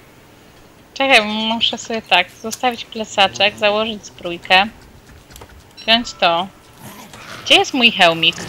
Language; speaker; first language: Polish; native; Polish